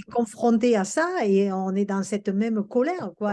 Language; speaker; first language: French; native; French